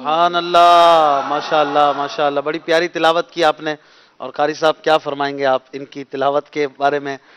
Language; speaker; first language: Urdu; native; Urdu